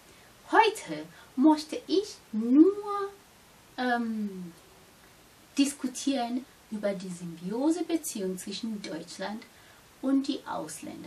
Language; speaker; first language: German; non-native, fluent; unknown